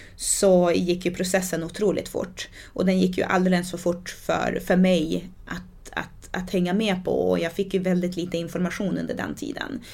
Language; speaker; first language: Swedish; native; Swedish